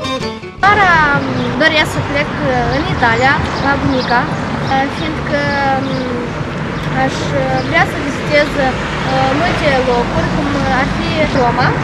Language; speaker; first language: Romanian; native; Romanian